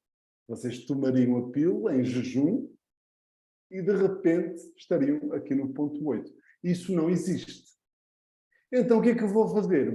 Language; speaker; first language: Portuguese; early bilingual, heritage; Portuguese